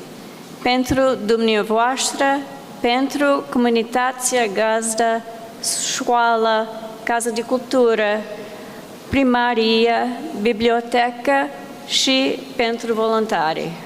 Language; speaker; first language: Romanian; non-native, learner; English